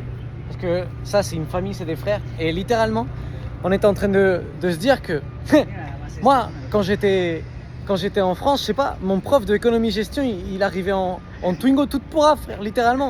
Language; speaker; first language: French; native; French